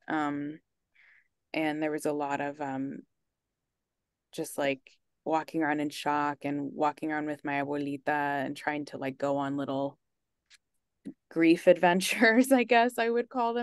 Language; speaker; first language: English; native; English